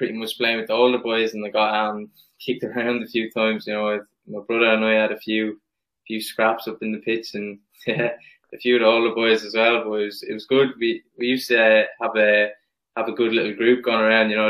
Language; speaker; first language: English; native; English